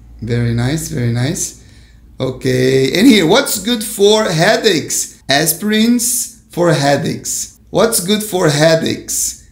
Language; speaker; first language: English; non-native, fluent; Portuguese